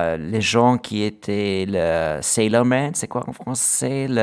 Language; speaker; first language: French; non-native, learner; German